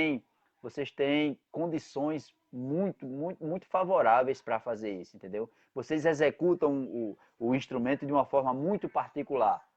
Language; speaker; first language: Portuguese; native; Portuguese